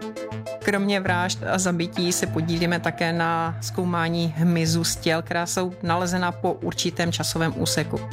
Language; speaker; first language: Czech; native; Czech